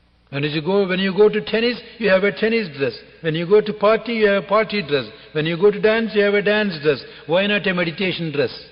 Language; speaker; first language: English; non-native, local second language; Tamil